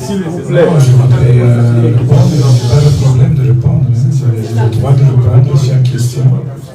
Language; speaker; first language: French; non-native, learner; Dutch